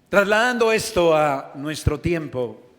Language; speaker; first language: Spanish; native; Spanish